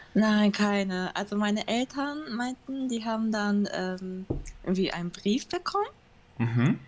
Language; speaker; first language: German; early bilingual, other home language; Japanese